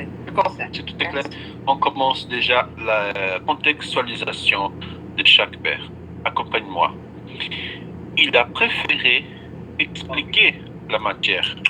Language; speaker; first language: French; non-native, fluent; Portuguese